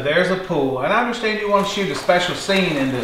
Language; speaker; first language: English; native; English